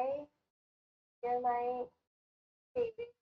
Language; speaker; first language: English; non-native, learner; Hindi